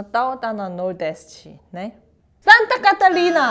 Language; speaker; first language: Portuguese; non-native, learner; Korean